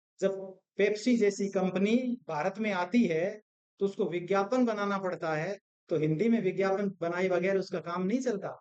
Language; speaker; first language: Hindi; non-native, local second language; Gujarati